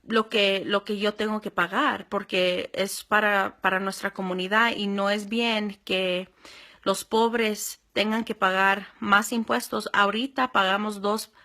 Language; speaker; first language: Spanish; early bilingual, heritage; Spanish